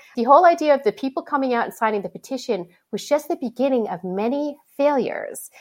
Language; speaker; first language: English; native; English